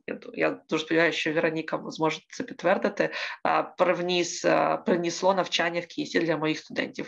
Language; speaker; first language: Ukrainian; native; Ukrainian